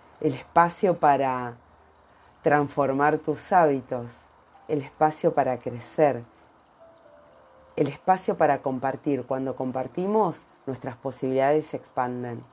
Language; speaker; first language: Spanish; native; Spanish